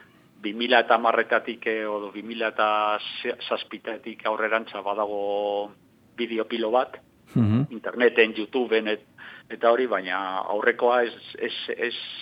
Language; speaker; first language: Basque; non-native, local second language; Spanish